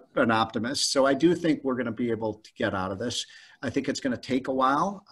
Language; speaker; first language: English; native; English